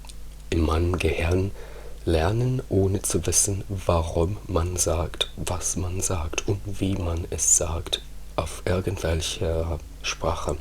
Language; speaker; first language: German; non-native, fluent; Italian